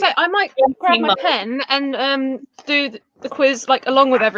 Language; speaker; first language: English; native; English